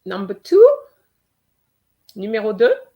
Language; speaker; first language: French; non-native, fluent; English